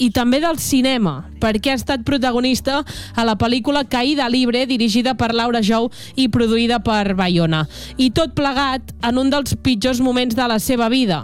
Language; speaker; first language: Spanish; non-native, local second language; Catalan